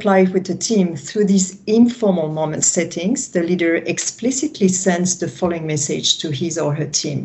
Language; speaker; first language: English; non-native, fluent; French